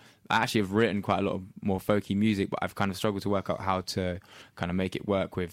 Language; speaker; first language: English; native; English